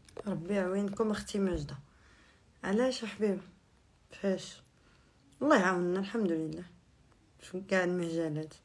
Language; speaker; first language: Arabic; native; Arabic